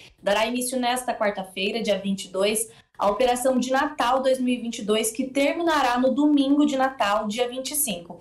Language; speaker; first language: Portuguese; native; Portuguese